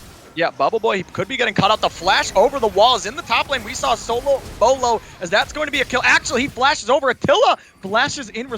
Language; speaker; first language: English; native; English